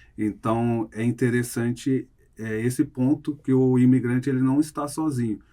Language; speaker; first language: Portuguese; native; Portuguese